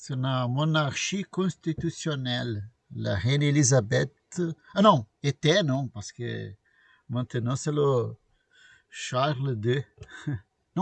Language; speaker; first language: French; non-native, learner; Portuguese